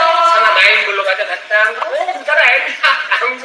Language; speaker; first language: Indonesian; non-native, learner; Korean